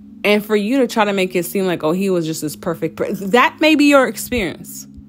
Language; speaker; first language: English; native; English